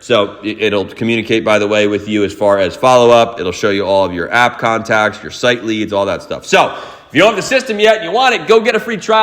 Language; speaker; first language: English; native; English